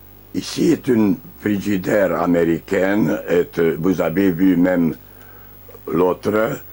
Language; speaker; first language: French; non-native, learner; Romanian